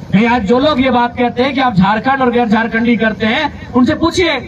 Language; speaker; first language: Hindi; native; Hindi